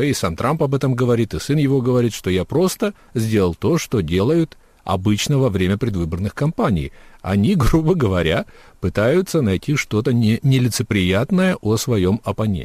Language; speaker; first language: Russian; native; Russian